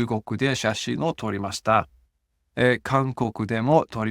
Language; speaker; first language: Japanese; non-native, fluent; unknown